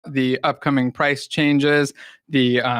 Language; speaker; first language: English; native; English